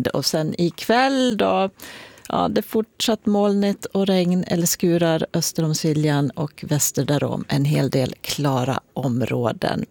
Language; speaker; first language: Swedish; native; Swedish